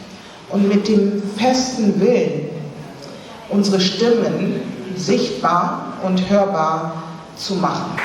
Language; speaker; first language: German; early bilingual, other home language; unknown